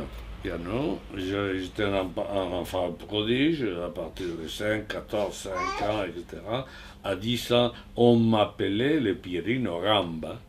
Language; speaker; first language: French; non-native, fluent; Spanish